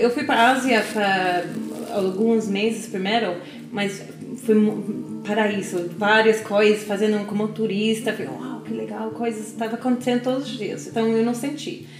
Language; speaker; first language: Portuguese; non-native, learner; English